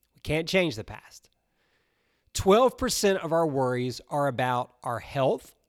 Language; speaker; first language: English; native; English